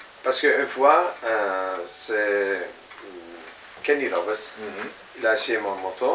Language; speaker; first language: French; non-native, fluent; Italian